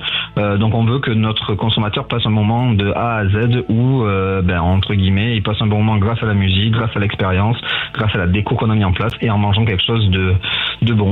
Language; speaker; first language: French; native; French